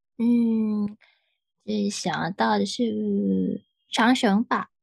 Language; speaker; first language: Chinese; non-native, learner; Thai